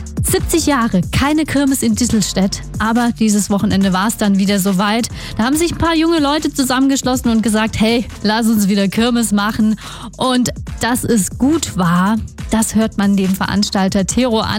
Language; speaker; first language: German; native; German